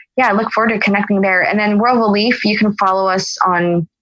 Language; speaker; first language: English; native; English